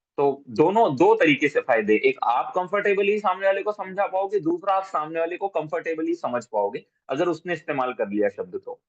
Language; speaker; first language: Hindi; native; Hindi